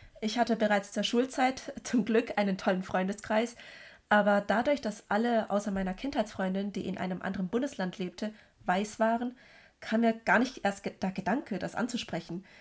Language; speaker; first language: German; early bilingual, other home language; Cantonese